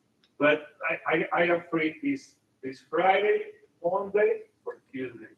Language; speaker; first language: English; non-native, learner; Spanish